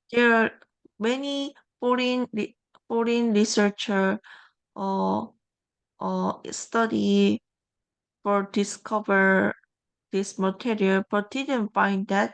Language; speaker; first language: English; non-native, learner; Korean